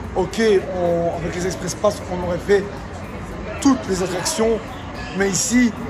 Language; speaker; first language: French; native; French